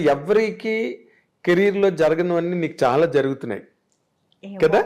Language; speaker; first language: Telugu; native; Telugu